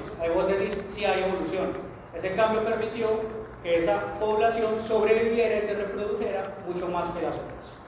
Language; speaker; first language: Spanish; native; Spanish